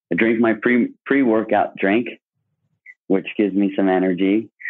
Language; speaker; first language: English; native; English